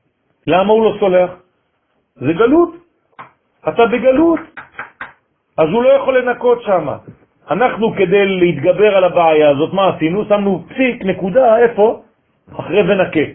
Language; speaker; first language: Hebrew; non-native, fluent; French